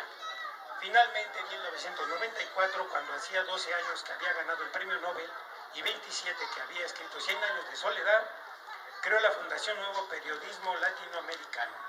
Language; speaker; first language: Spanish; native; Spanish